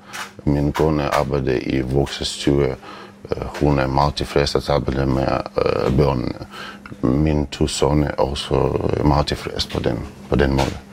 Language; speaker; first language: Danish; non-native, learner; Ukrainian